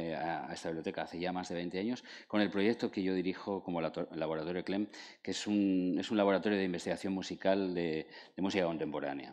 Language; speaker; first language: Spanish; native; Spanish